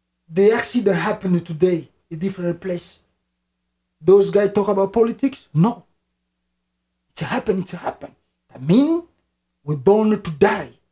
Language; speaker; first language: English; non-native, fluent; Lingala